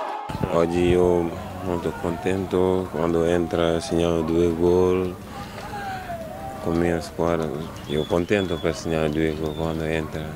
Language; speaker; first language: Italian; non-native, learner; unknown